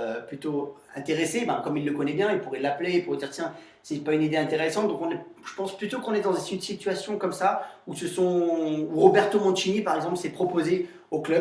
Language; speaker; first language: French; native; French